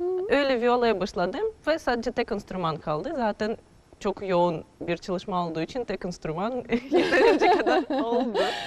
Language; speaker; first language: Turkish; non-native, fluent; Russian